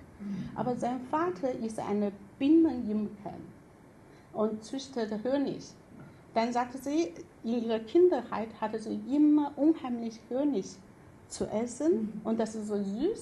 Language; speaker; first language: German; non-native, fluent; Chinese